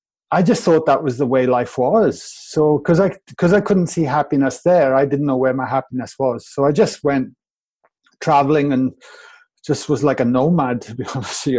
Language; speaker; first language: English; native; English